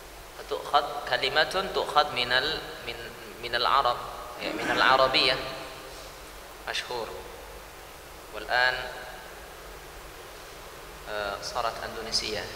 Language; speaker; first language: Arabic; non-native, fluent; Indonesian